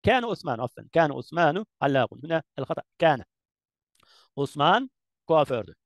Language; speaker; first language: Arabic; non-native, learner; Turkish